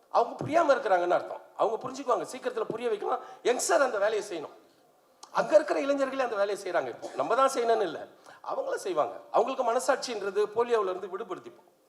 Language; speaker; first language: Tamil; native; Tamil